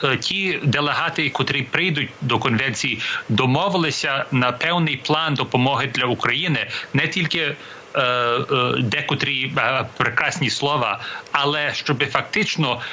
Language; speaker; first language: Ukrainian; early bilingual, heritage; English